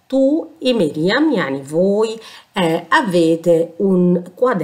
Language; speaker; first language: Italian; non-native, fluent; Arabic